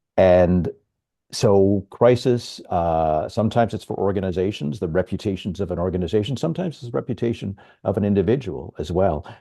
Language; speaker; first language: English; native; English